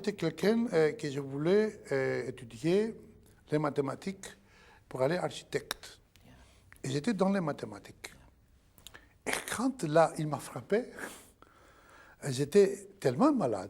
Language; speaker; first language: French; non-native, fluent; Greek